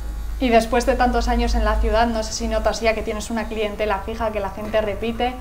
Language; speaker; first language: Spanish; native; Spanish